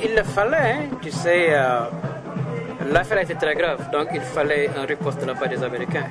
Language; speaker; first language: French; non-native, local second language; Wolof